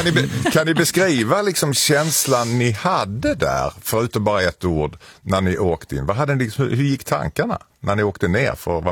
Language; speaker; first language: Swedish; native; Swedish